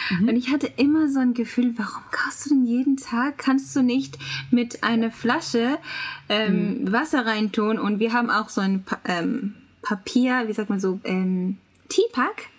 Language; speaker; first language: German; non-native, fluent; Japanese